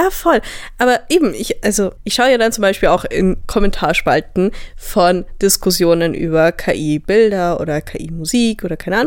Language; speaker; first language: German; native; German